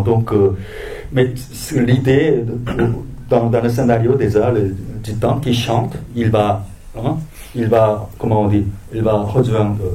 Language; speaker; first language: French; non-native, fluent; Korean